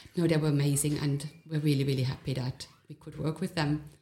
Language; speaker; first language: English; non-native, fluent; German